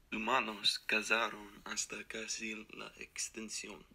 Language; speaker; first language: Spanish; non-native, learner; English